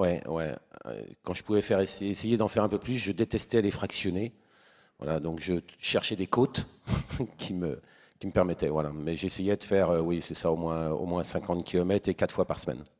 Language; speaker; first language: French; native; French